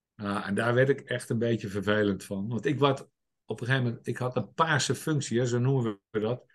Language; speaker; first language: Dutch; native; Dutch